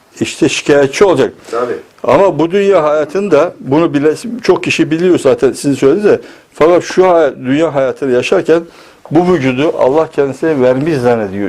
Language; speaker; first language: Turkish; native; Turkish